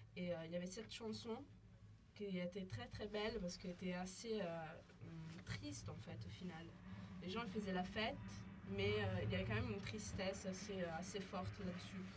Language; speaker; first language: French; non-native, fluent; Italian